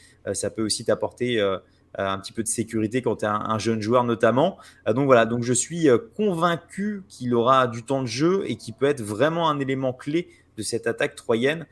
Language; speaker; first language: French; native; French